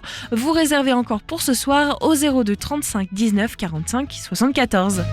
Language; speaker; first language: French; native; French